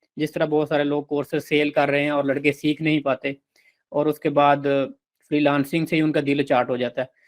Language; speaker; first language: Urdu; non-native, local second language; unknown